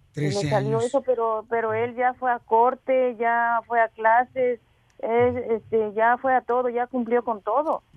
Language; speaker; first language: Spanish; native; Spanish